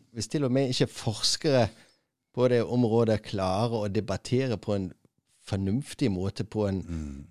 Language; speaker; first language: Norwegian; non-native, fluent; German